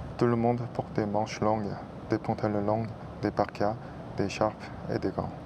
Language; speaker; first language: French; non-native, fluent; Korean